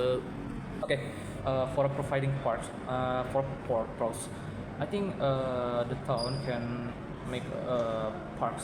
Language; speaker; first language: English; non-native, learner; Indonesian